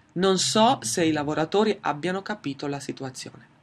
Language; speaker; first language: Italian; non-native, fluent; English